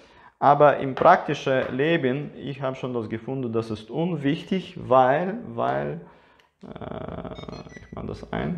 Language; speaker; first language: German; non-native, learner; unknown